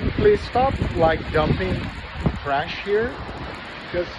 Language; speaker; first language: English; non-native, fluent; Portuguese